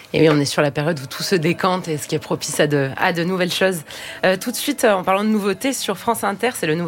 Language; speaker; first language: French; native; French